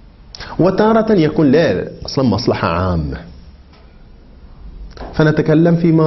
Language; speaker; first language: Arabic; native; Arabic